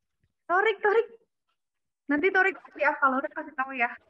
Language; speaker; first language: Indonesian; native; Indonesian